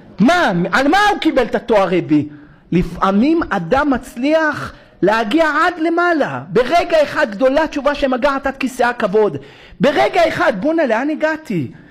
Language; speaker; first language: Hebrew; native; Hebrew